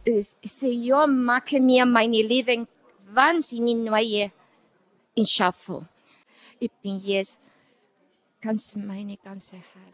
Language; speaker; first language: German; non-native, learner; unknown